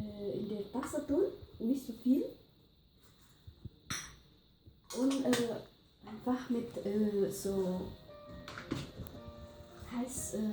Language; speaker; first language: German; non-native, fluent; Javanese